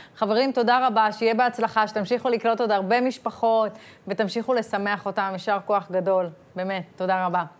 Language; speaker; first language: Hebrew; native; Hebrew